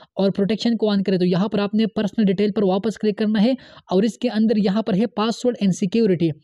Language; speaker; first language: Urdu; native; Urdu